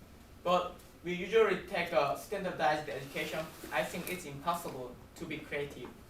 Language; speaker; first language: English; non-native, learner; Korean